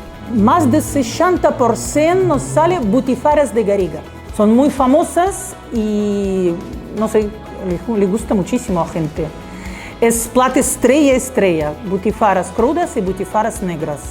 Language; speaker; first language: Spanish; non-native, learner; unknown